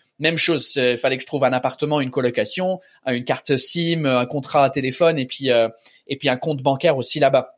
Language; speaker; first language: French; early bilingual, other home language; English